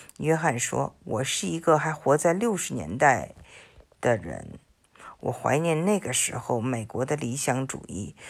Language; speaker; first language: Chinese; native; Chinese